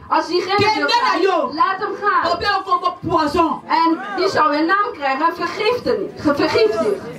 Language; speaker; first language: Dutch; non-native, fluent; Lingala